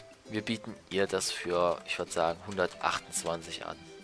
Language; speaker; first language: German; native; German